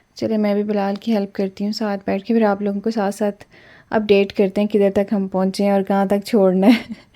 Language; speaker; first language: Urdu; non-native, local second language; Punjabi